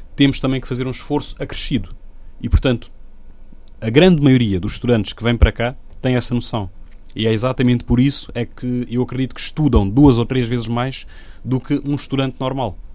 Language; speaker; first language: Portuguese; non-native, local second language; Upper Guinea Crioulo